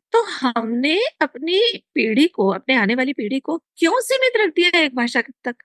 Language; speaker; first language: Hindi; native; Hindi